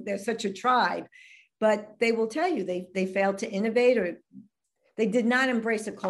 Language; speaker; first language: English; native; English